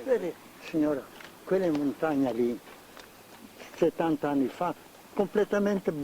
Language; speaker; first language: Italian; non-native, fluent; Slovenian